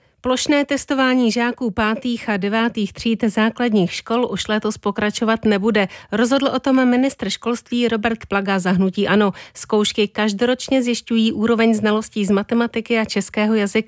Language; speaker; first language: Czech; native; Czech